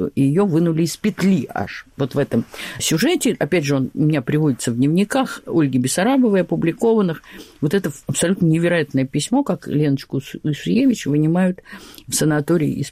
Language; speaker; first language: Russian; native; Russian